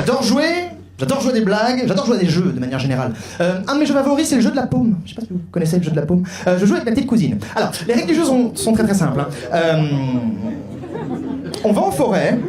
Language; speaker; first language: French; native; French